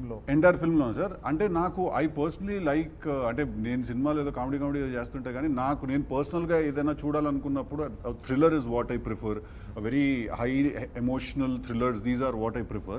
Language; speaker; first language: Telugu; native; Telugu